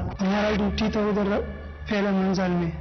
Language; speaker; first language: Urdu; non-native, local second language; Pashto